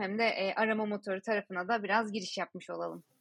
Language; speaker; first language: Turkish; native; Turkish